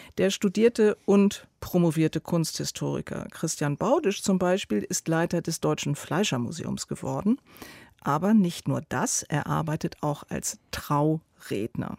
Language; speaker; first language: German; native; German